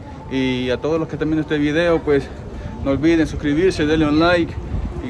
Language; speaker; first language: Spanish; native; Spanish